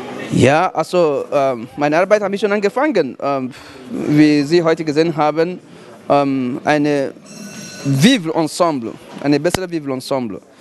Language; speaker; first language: German; non-native, fluent; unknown